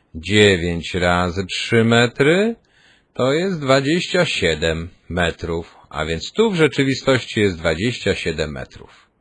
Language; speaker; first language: Polish; native; Polish